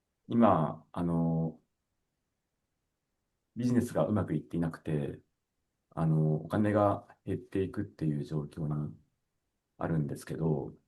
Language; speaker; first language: Japanese; native; Japanese